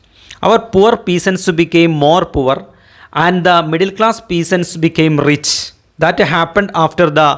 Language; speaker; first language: English; non-native, local second language; Malayalam